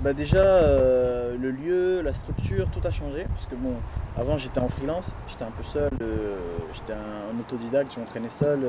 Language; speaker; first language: French; early bilingual, other home language; Duala